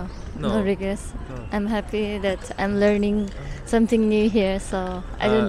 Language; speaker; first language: English; non-native, fluent; Nepali